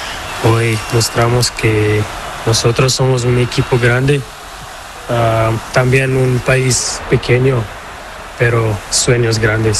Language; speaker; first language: Spanish; non-native, learner; Portuguese